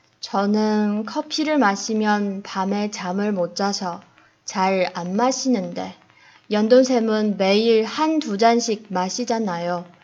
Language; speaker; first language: Korean; non-native, fluent; Chinese